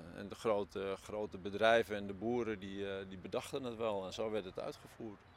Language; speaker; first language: Dutch; native; Dutch